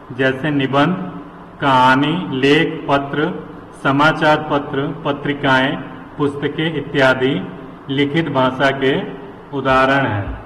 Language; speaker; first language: Hindi; native; Hindi